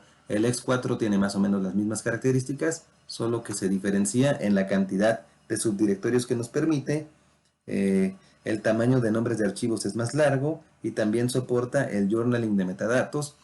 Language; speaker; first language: Spanish; native; Spanish